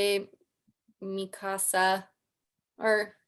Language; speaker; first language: Spanish; non-native, learner; English